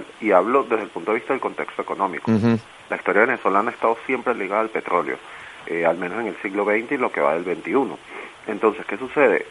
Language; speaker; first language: Spanish; native; Spanish